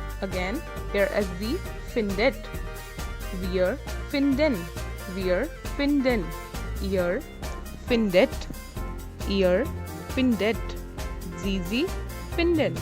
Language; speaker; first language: German; non-native, learner; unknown